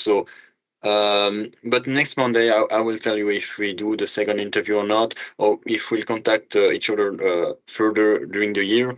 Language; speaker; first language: English; non-native, fluent; French